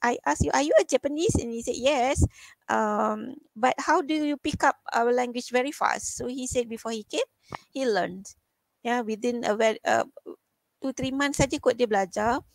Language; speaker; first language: English; non-native, local second language; Malay